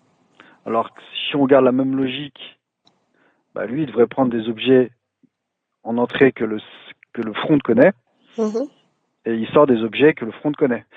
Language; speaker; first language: French; native; French